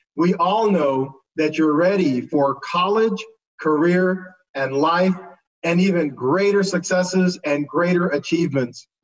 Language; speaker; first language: English; early bilingual, other home language; Spanish